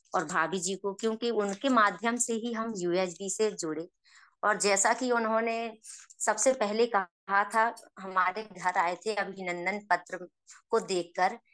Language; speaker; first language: Hindi; native; Hindi